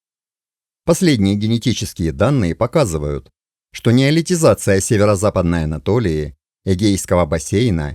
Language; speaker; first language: Russian; native; Russian